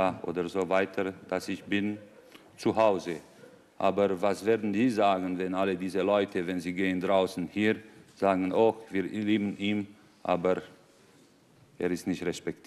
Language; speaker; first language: German; non-native, fluent; Romanian